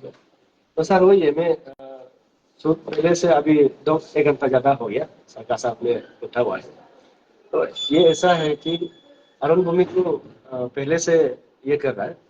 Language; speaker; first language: Hindi; non-native, local second language; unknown